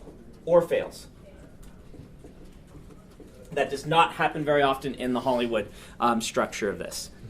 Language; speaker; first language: English; native; English